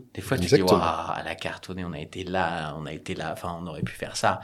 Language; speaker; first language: French; native; French